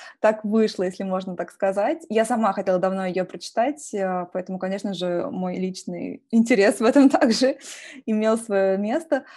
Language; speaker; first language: Russian; native; Russian